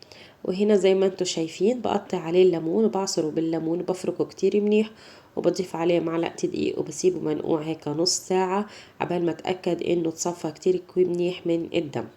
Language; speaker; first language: Arabic; native; Arabic